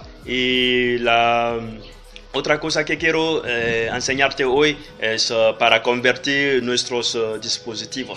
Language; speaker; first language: Spanish; non-native, learner; French